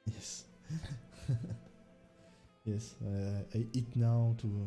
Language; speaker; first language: English; non-native, learner; French